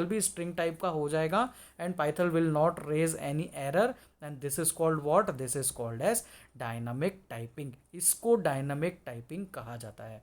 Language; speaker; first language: Hindi; native; Hindi